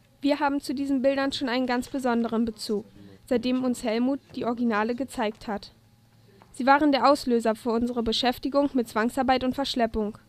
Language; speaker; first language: German; native; German